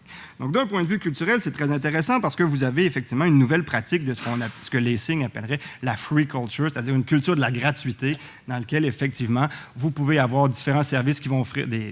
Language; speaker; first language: French; native; French